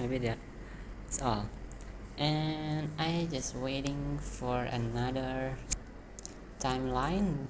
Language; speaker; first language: English; non-native, learner; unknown